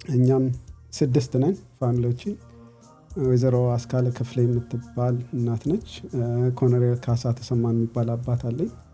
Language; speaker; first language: Amharic; early bilingual, other home language; English